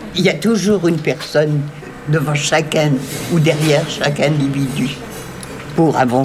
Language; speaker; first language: French; native; French